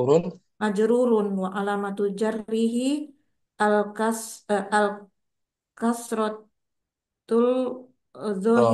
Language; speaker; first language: Arabic; non-native, learner; Indonesian